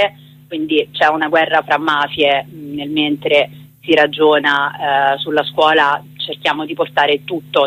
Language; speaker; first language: Italian; native; Italian